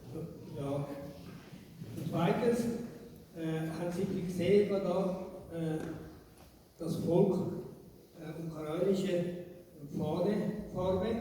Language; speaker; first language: German; non-native, learner; Tibetan